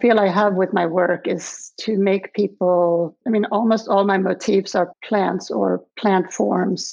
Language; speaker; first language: English; non-native, fluent; Swedish